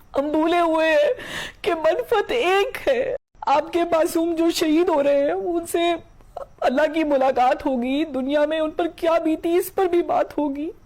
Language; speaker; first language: Urdu; native; Urdu